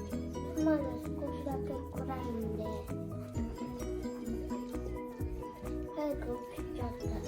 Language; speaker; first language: Japanese; non-native, learner; Filipino